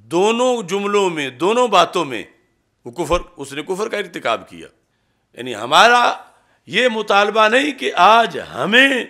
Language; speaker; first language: Urdu; non-native, local second language; Punjabi